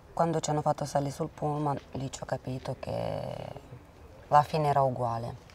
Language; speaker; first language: Italian; non-native, fluent; Romanian